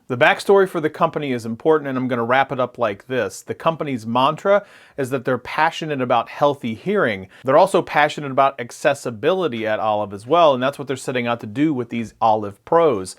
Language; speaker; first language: English; native; English